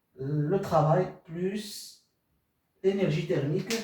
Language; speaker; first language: French; non-native, local second language; Arabic